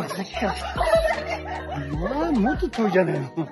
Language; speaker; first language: Japanese; native; Japanese